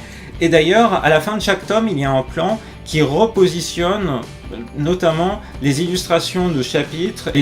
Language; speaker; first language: French; native; French